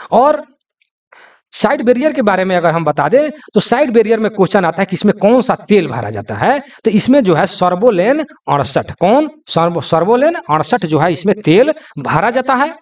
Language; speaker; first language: Hindi; native; Hindi